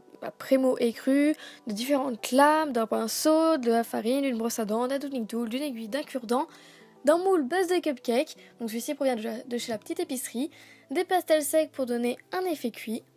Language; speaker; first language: French; native; French